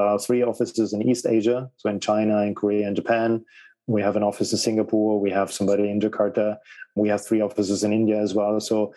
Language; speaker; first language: English; non-native, fluent; German